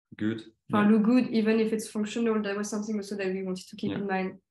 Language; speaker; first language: English; non-native, fluent; French